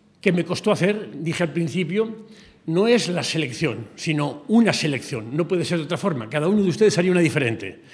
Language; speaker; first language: Spanish; native; Spanish